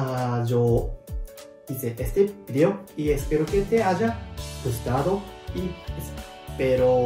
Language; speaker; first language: Spanish; non-native, learner; Japanese